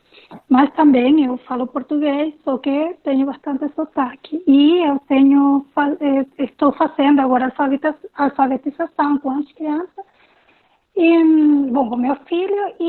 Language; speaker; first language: Portuguese; non-native, fluent; Spanish